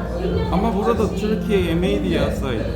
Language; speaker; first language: Turkish; non-native, learner; Korean